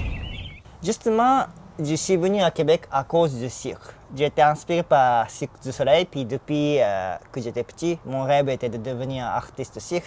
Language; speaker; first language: French; non-native, fluent; Japanese